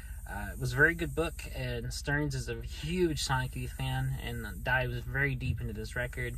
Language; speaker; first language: English; native; English